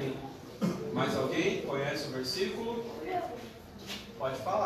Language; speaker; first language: Portuguese; native; Portuguese